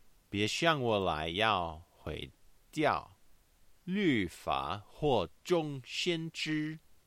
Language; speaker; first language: Chinese; non-native, learner; English